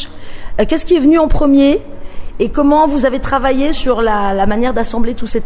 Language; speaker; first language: French; native; French